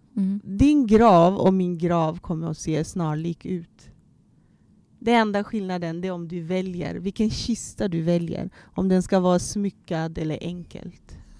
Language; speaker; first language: Swedish; early bilingual, other home language; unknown